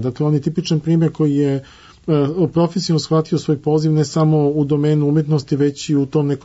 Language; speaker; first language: Serbian; native; Serbian